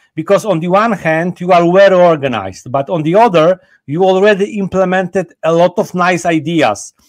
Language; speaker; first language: English; non-native, fluent; Polish